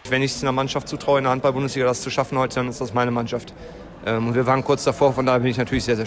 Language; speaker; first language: German; native; German